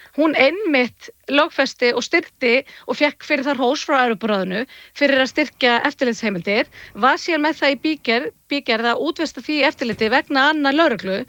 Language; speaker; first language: Icelandic; native; Icelandic